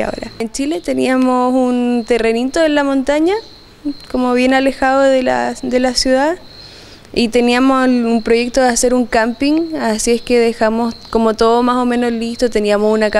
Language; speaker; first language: Spanish; native; Spanish